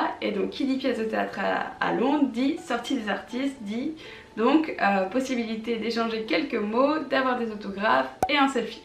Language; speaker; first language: French; native; French